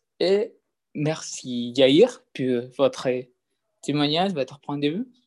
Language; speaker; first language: French; non-native, learner; Spanish